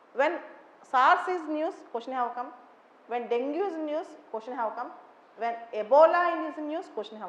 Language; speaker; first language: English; non-native, local second language; Telugu